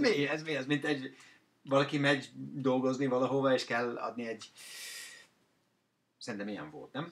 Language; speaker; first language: Hungarian; non-native, learner; English